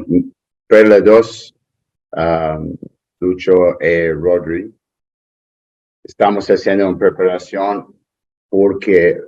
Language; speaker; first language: Spanish; non-native, learner; English